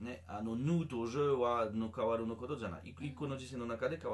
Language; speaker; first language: Japanese; non-native, learner; French